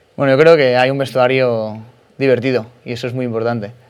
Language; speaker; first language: Spanish; native; Spanish